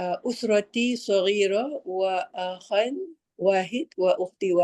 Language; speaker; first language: Arabic; non-native, learner; Malay